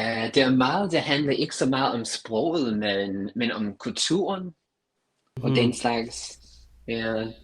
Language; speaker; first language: Danish; non-native, fluent; English